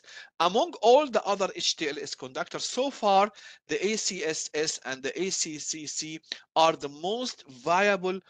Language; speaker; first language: English; non-native, fluent; Arabic